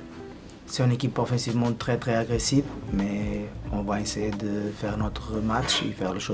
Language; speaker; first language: French; non-native, fluent; Spanish